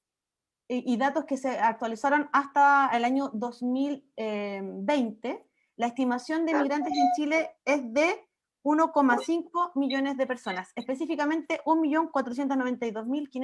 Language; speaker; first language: Spanish; native; Spanish